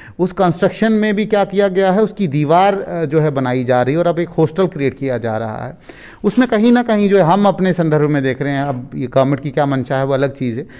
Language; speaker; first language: Hindi; non-native, local second language; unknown